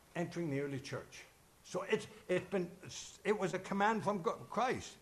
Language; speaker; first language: English; native; English